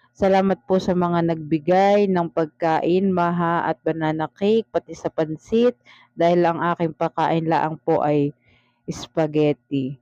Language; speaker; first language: Filipino; native; Filipino